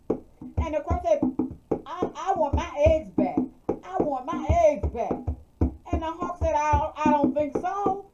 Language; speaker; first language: English; native; English